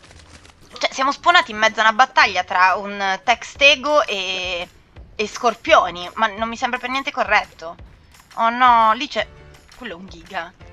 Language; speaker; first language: Italian; native; Italian